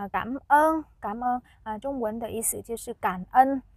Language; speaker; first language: Chinese; non-native, fluent; Vietnamese